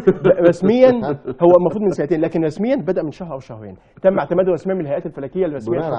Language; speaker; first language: Arabic; native; Arabic